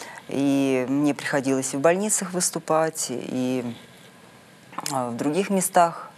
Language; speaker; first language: Russian; native; Russian